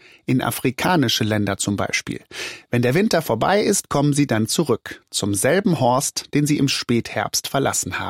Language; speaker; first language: German; native; German